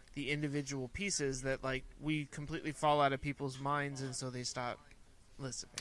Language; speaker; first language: English; native; English